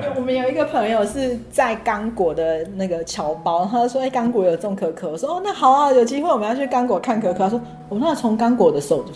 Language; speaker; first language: Chinese; native; Chinese